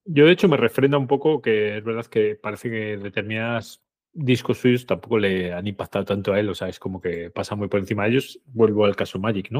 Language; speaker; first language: Spanish; native; Spanish